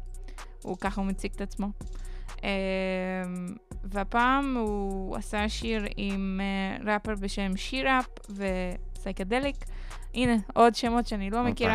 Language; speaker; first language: Hebrew; non-native, local second language; Arabic